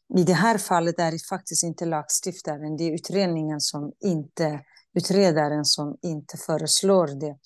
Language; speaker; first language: Swedish; non-native, fluent; Central Kurdish